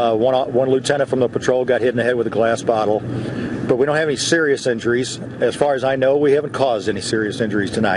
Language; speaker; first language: English; native; English